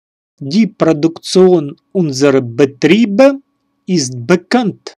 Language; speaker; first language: German; non-native, learner; Russian